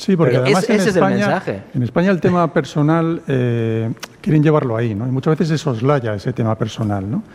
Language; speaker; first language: Spanish; native; Spanish